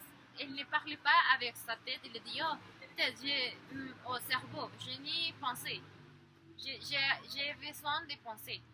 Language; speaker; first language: French; non-native, learner; Spanish